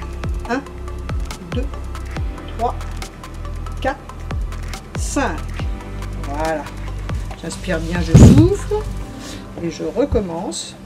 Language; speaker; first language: French; native; French